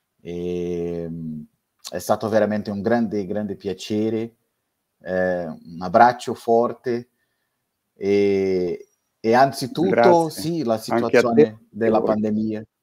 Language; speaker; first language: Italian; non-native, fluent; Portuguese